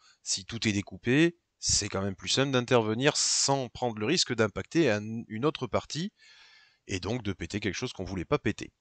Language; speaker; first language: French; native; French